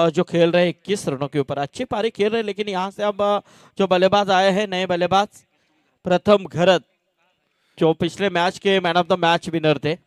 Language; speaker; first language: Hindi; non-native, local second language; Marathi